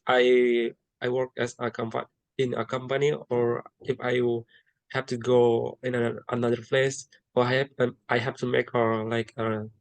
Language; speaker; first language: English; non-native, learner; Indonesian